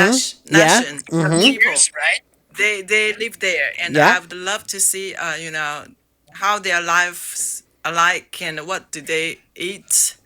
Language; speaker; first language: English; non-native, learner; Chinese